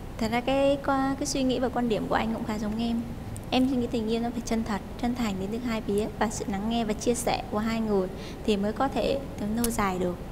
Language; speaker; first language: Vietnamese; native; Vietnamese